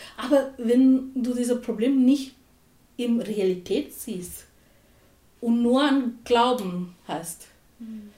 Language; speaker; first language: German; non-native, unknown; Tamil